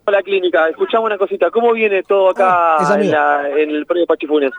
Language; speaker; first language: Spanish; native; Spanish